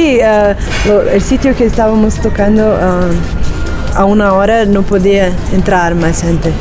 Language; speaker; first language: Spanish; non-native, learner; Portuguese